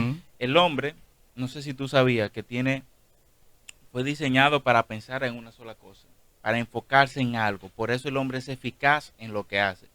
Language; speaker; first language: Spanish; native; Spanish